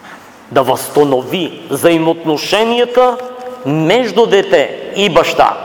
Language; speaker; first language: Bulgarian; native; Bulgarian